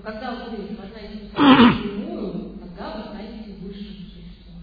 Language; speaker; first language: Russian; native; Russian